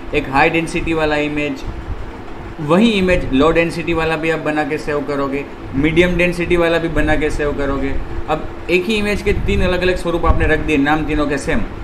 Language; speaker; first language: Hindi; non-native, local second language; Gujarati